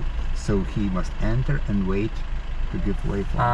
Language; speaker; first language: English; non-native, learner; Lithuanian